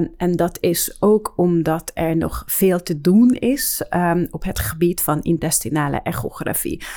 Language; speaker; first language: Dutch; non-native, fluent; Hungarian